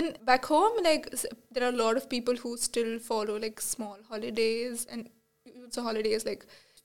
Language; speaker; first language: English; non-native, local second language; Marathi